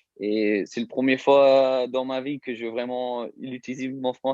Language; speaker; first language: French; early bilingual, heritage; English